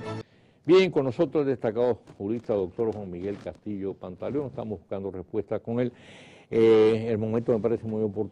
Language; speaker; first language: Spanish; native; Spanish